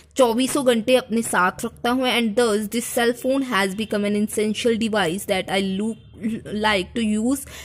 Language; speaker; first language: Hindi; native; Hindi